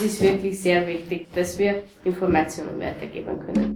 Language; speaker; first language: German; non-native, fluent; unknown